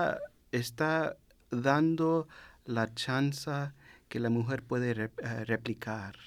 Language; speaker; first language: Spanish; non-native, learner; English